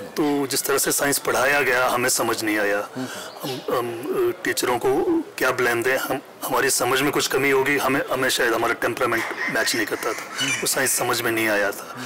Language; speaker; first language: Hindi; non-native, local second language; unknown